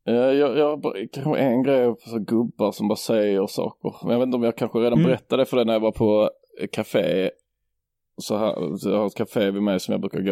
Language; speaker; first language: Swedish; native; Swedish